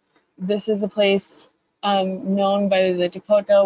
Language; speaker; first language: English; native; English